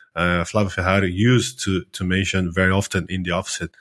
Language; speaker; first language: English; non-native, fluent; Portuguese